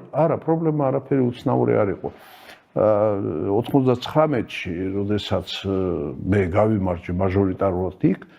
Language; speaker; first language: Georgian; native; Georgian